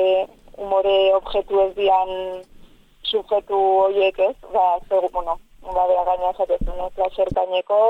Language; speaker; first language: Basque; native; Basque